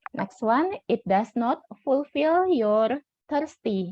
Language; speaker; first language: English; non-native, fluent; Indonesian